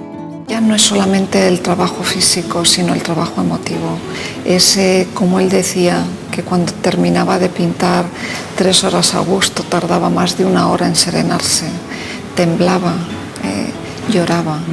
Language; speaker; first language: Spanish; native; Spanish